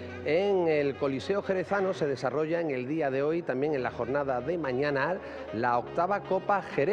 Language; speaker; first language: Spanish; native; Spanish